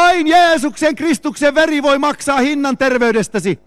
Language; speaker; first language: Finnish; native; Finnish